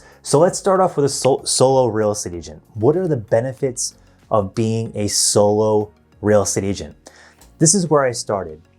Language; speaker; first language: English; native; English